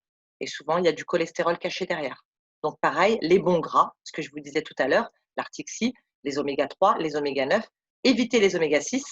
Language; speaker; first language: French; native; French